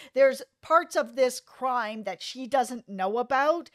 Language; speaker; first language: English; native; English